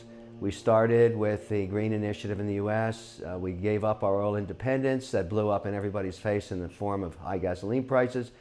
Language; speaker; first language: English; native; English